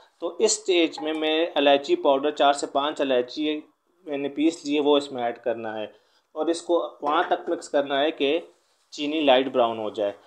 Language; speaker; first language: Urdu; native; Urdu